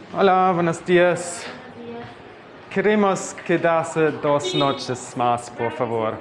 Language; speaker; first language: Spanish; non-native, learner; German